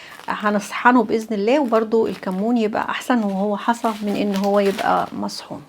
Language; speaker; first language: Arabic; native; Arabic